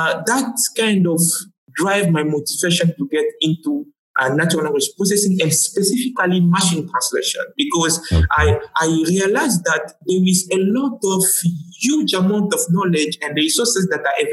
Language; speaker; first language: English; non-native, fluent; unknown